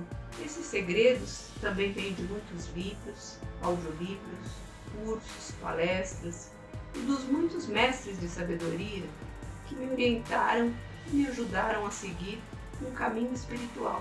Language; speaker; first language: Portuguese; native; Portuguese